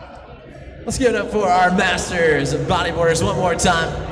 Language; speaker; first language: English; native; English